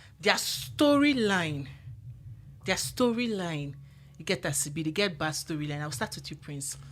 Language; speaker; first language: Nigerian Pidgin; native; Nigerian Pidgin